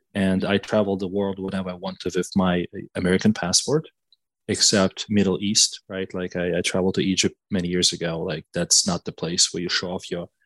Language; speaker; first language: English; non-native, fluent; Russian